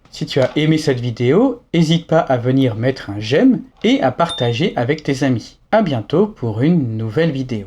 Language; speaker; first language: French; native; French